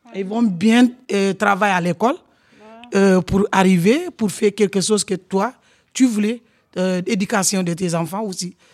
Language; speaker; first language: French; non-native, local second language; Wolof